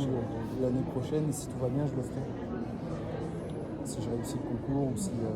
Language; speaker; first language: French; native; French